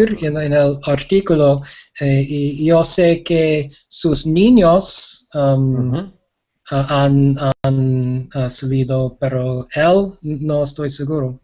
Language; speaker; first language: Spanish; non-native, learner; English